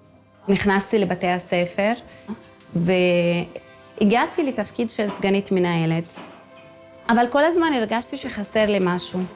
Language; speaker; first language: Hebrew; non-native, local second language; Arabic